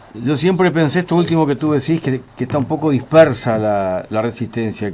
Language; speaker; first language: Spanish; native; Spanish